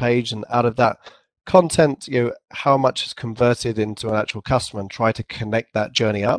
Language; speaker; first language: English; native; English